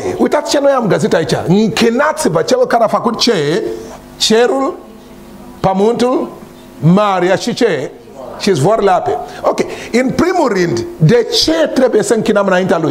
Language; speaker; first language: Romanian; non-native, learner; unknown